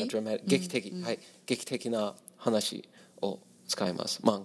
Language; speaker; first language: Japanese; non-native, learner; English